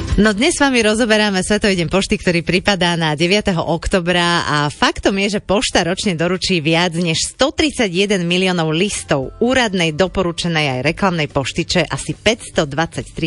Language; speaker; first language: Slovak; native; Slovak